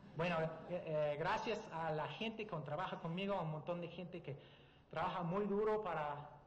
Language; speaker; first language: Spanish; non-native, learner; English